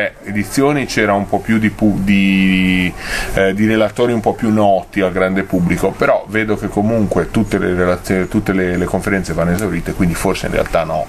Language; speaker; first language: Italian; native; Italian